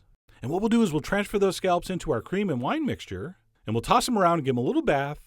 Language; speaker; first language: English; native; English